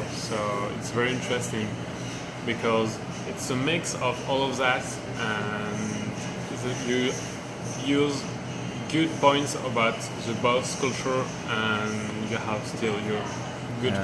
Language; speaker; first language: English; non-native, learner; French